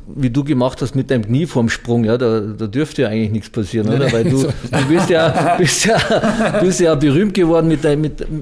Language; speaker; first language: German; native; German